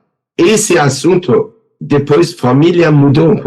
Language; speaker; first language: Portuguese; non-native, learner; Persian